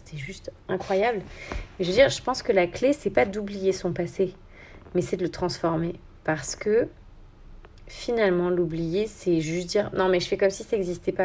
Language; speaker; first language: French; native; French